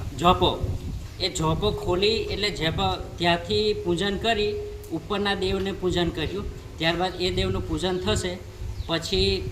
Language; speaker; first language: Gujarati; non-native, local second language; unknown